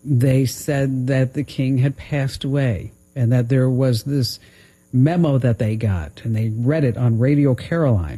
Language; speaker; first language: English; native; English